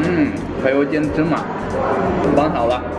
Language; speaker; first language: Chinese; non-native, fluent; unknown